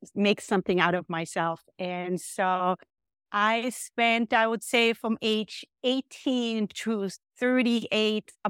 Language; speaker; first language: English; non-native, fluent; German